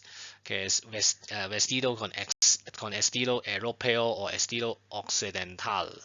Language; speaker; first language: Spanish; non-native, fluent; Chinese